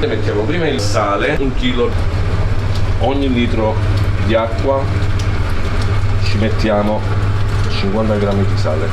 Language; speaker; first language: Italian; native; Italian